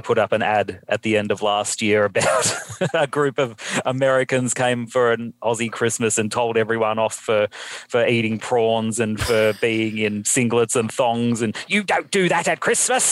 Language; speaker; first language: English; native; English